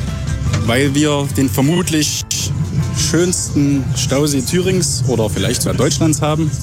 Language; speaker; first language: German; native; German